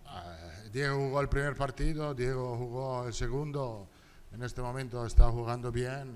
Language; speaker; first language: Spanish; non-native, learner; Italian